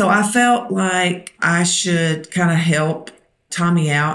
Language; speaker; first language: English; native; English